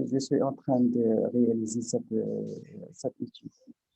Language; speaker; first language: French; non-native, local second language; Arabic